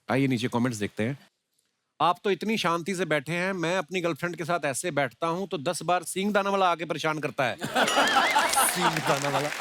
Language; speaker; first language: Hindi; non-native, local second language; Punjabi